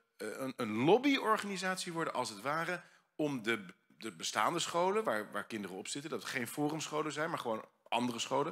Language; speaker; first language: Dutch; native; Dutch